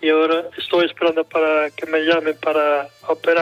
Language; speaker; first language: Spanish; non-native, local second language; Galician